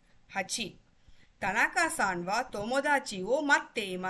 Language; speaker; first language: Japanese; non-native, fluent; Tamil